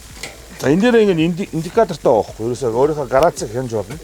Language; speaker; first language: Mongolian; native; Mongolian